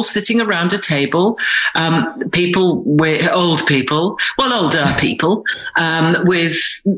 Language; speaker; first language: English; native; English